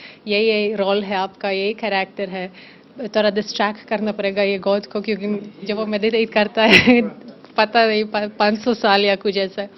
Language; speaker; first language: Hindi; non-native, learner; German